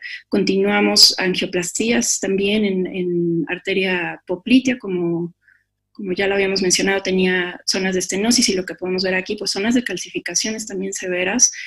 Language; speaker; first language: Spanish; native; Spanish